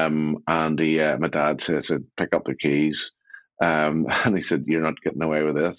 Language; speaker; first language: English; native; English